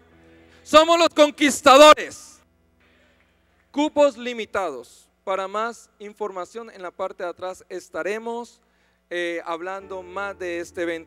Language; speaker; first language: Spanish; native; Spanish